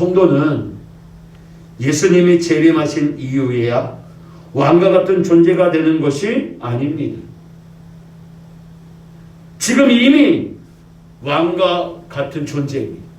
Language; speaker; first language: Korean; native; Korean